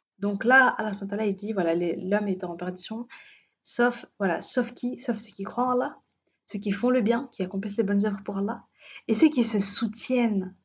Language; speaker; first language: French; early bilingual, other home language; Arabic